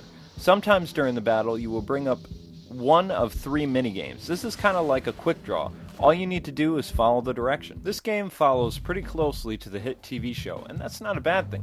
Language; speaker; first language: English; native; English